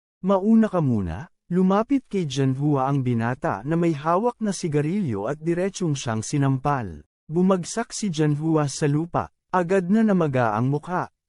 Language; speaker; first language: Filipino; native; Filipino